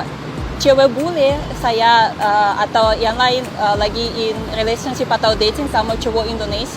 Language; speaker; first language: Indonesian; non-native, fluent; Russian